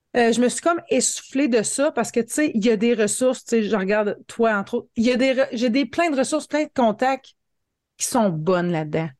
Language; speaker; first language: French; native; French